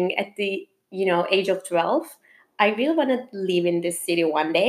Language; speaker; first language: English; non-native, fluent; Turkish